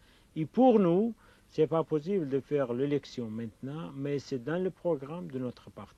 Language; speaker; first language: French; non-native, fluent; Kurdish